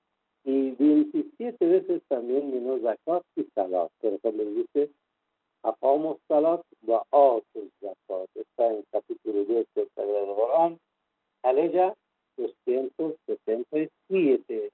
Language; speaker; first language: Spanish; non-native, fluent; Persian